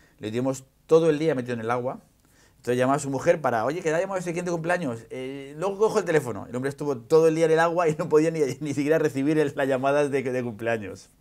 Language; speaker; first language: Spanish; native; Spanish